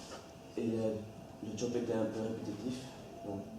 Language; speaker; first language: French; non-native, learner; Dutch